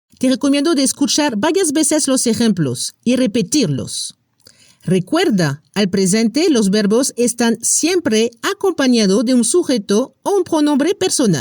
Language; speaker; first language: Spanish; non-native, fluent; French